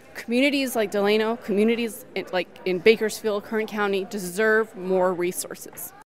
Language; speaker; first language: English; native; English